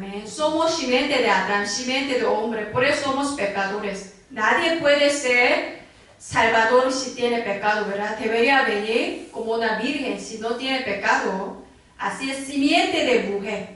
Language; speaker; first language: Spanish; non-native, learner; Korean